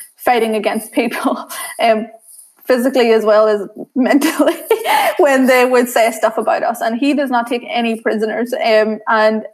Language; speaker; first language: English; native; English